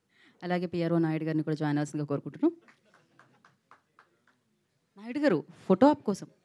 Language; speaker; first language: Telugu; native; Telugu